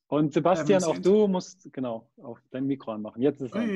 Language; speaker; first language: German; native; German